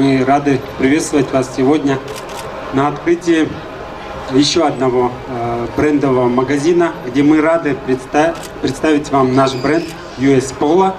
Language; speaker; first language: Russian; non-native, fluent; Tajik